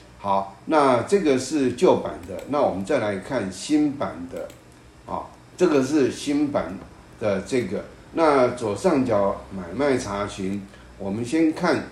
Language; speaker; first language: Chinese; native; Chinese